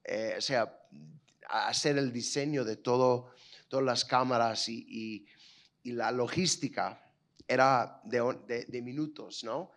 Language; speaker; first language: Spanish; non-native, fluent; English